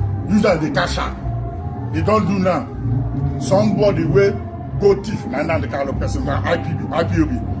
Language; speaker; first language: Nigerian Pidgin; non-native, local second language; Igbo